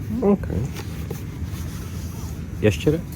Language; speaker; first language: Polish; non-native, learner; Hungarian